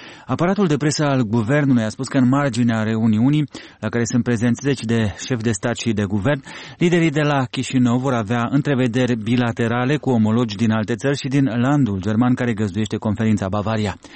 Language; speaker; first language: Romanian; native; Romanian